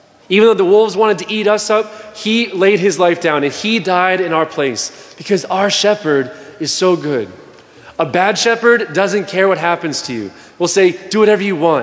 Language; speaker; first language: English; native; English